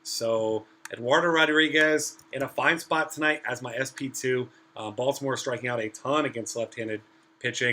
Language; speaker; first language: English; native; English